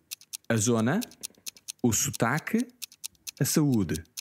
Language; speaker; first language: Portuguese; non-native, fluent; English